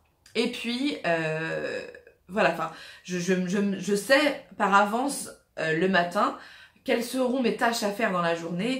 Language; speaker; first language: French; native; French